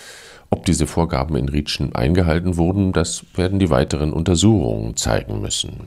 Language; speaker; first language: German; native; German